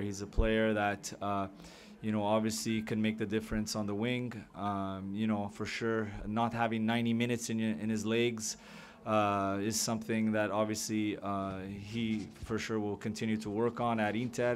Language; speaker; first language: English; early bilingual, other home language; French